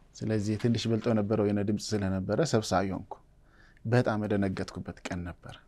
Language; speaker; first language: Amharic; non-native, local second language; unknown